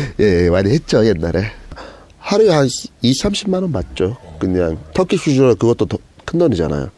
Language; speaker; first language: Korean; non-native, fluent; Turkish